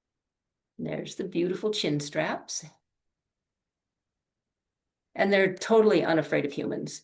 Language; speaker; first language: English; native; English